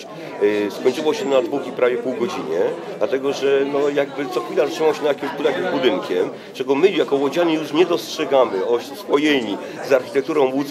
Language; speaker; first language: Polish; native; Polish